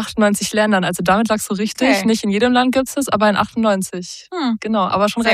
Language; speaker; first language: German; native; German